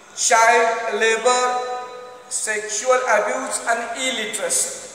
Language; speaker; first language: English; non-native, local second language; Marathi